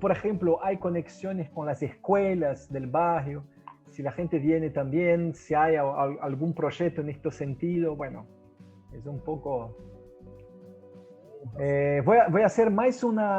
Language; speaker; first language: Spanish; non-native, fluent; Portuguese